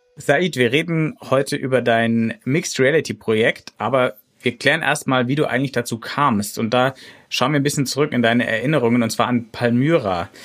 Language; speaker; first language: German; native; German